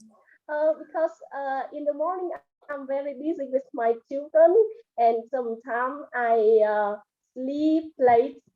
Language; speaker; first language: English; non-native, learner; Vietnamese